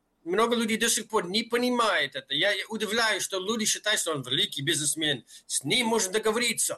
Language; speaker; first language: Russian; non-native, fluent; English